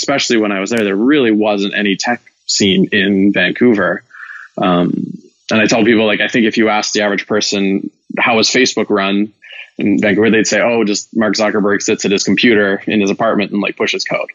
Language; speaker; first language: English; native; English